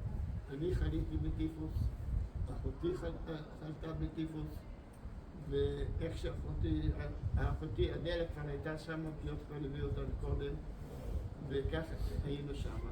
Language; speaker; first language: Hebrew; non-native, fluent; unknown